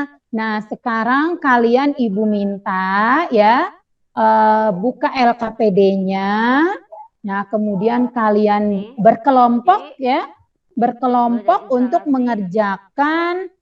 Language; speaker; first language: Indonesian; native; Indonesian